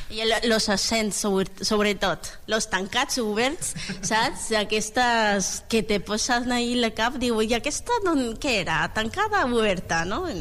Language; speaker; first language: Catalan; non-native, learner; Spanish